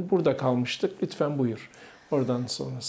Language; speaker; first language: Turkish; native; Turkish